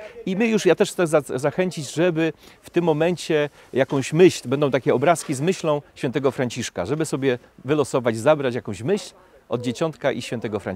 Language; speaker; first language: Polish; native; Polish